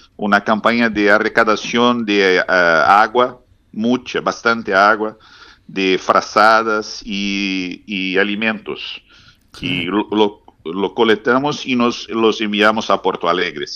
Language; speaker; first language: Spanish; non-native, fluent; Portuguese